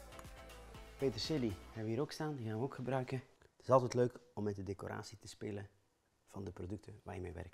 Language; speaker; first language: Dutch; native; Dutch